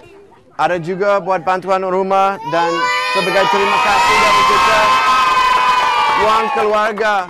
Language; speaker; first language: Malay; non-native, fluent; English